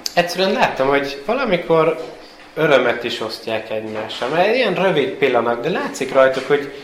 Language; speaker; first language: Hungarian; early bilingual, heritage; Hungarian